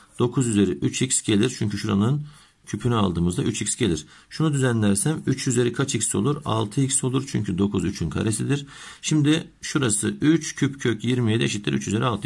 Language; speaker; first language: Turkish; native; Turkish